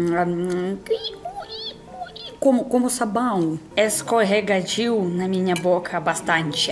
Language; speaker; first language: Portuguese; non-native, fluent; Russian